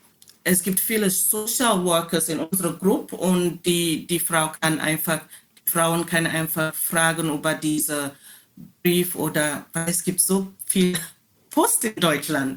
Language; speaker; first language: German; non-native, learner; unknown